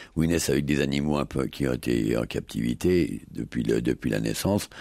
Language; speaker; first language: French; native; French